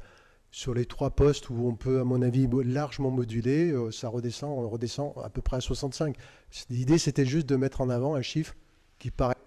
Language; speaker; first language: French; native; French